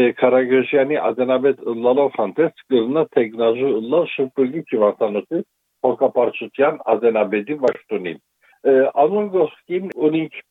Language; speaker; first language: Armenian; native; Armenian